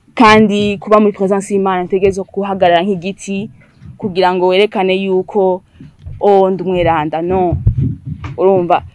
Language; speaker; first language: Rundi; early bilingual, heritage; Rundi